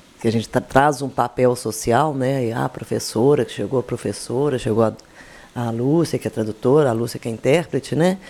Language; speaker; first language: Portuguese; native; Portuguese